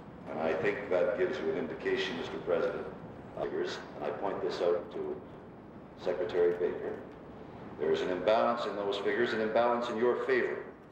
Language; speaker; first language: English; native; English